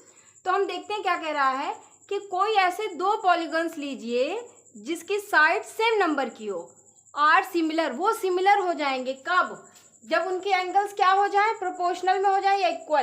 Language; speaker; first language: Hindi; native; Hindi